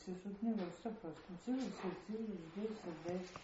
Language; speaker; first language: Latvian; non-native, local second language; Russian